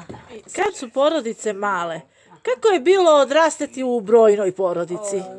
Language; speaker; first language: Bosnian; native; Bosnian